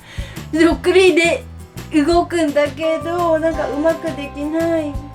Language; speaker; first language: Japanese; non-native, learner; Vietnamese